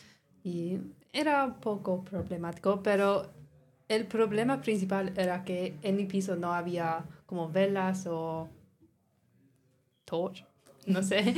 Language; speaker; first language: Spanish; non-native, learner; English